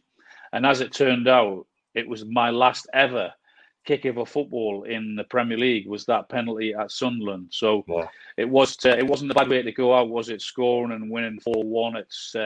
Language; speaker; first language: English; native; English